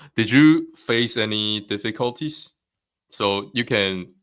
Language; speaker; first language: English; non-native, fluent; Chinese